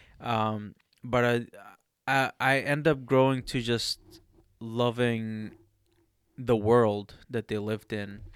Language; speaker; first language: English; early bilingual, other home language; Arabic